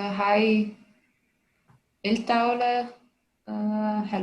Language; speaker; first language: Arabic; non-native, learner; Dutch